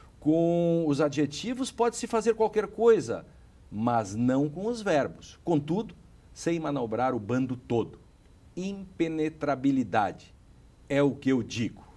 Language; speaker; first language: Portuguese; native; Portuguese